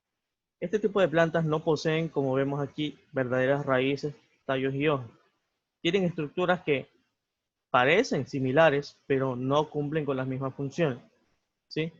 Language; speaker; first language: Spanish; native; Spanish